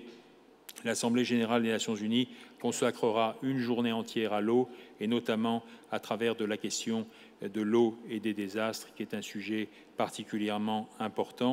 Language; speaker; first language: French; native; French